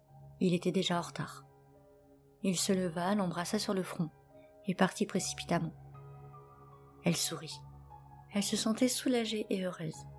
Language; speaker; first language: French; native; French